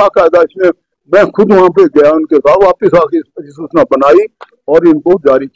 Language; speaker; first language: Hindi; native; Hindi